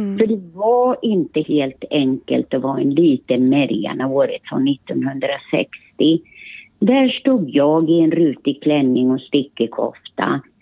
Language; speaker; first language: Swedish; early bilingual, other home language; Finnish